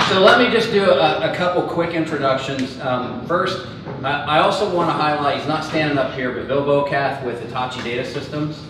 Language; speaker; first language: English; native; English